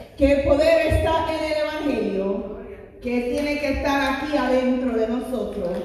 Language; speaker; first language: Spanish; non-native, fluent; English